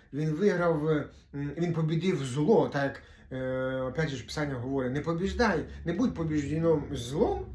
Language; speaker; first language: Ukrainian; non-native, local second language; Russian